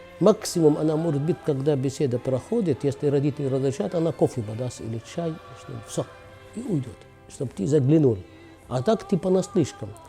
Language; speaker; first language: Russian; non-native, fluent; Arabic